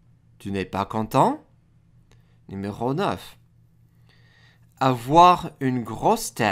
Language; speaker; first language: French; non-native, fluent; English